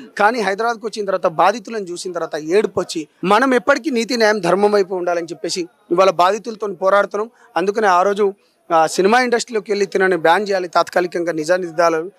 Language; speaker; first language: Telugu; non-native, local second language; Lambadi